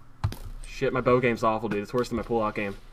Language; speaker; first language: English; native; English